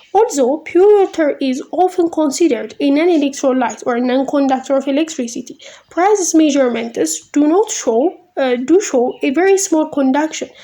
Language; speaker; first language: English; non-native, local second language; Amharic